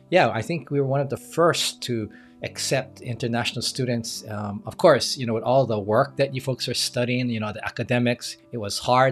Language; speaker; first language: English; native; English